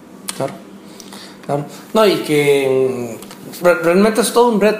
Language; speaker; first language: Spanish; native; Spanish